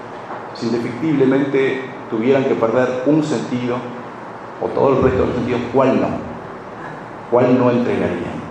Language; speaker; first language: Spanish; native; Spanish